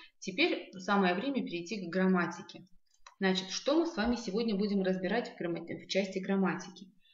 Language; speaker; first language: Russian; non-native, local second language; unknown